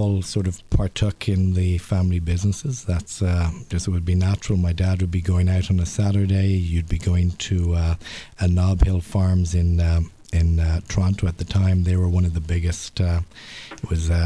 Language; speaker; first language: English; native; English